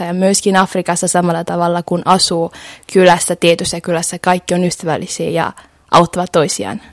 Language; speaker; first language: Finnish; early bilingual, other home language; Swahili